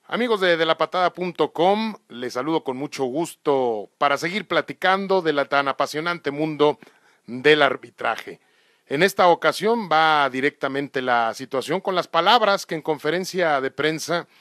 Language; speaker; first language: Spanish; native; Spanish